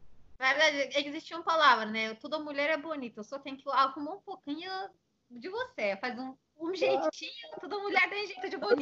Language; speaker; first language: Portuguese; non-native, fluent; Turkish